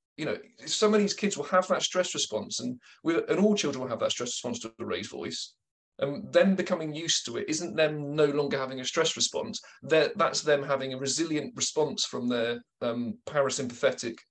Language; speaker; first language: English; native; English